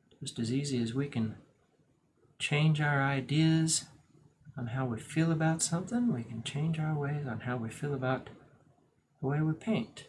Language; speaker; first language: English; native; English